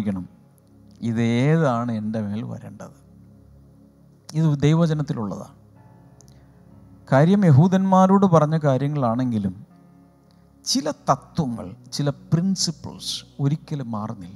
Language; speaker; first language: Malayalam; native; Malayalam